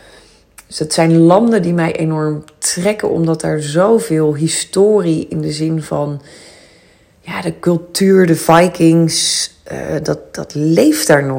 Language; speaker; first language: Dutch; native; Dutch